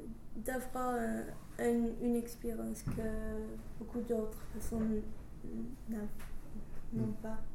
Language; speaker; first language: French; non-native, learner; English